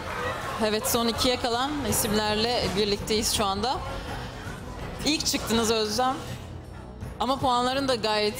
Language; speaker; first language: Turkish; native; Turkish